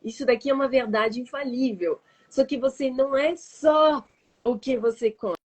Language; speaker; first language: Portuguese; non-native, fluent; French